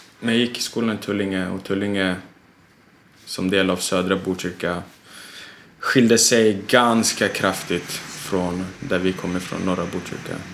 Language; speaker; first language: Swedish; early bilingual, other home language; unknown